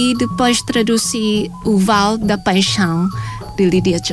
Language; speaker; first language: Portuguese; non-native, fluent; Thai